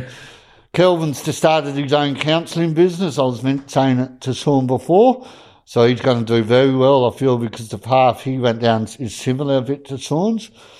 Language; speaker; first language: English; native; English